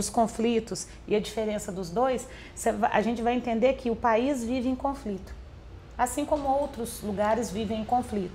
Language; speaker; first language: Portuguese; native; Portuguese